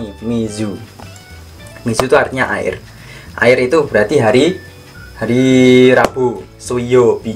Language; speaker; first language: Indonesian; native; Indonesian